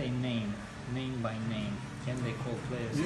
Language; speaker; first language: English; non-native, fluent; Russian